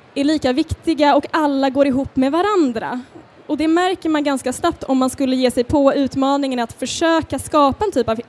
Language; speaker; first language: Swedish; native; Swedish